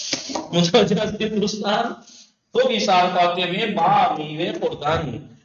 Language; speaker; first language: Persian; non-native, fluent; Urdu